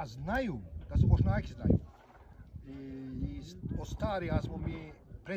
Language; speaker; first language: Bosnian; early bilingual, heritage; Bosnian